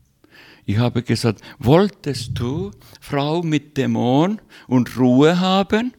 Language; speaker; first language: German; non-native, learner; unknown